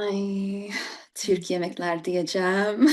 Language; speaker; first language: Turkish; early bilingual, heritage; English